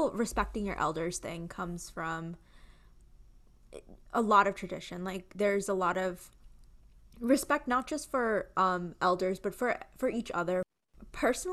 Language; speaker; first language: English; early bilingual, other home language; Gujarati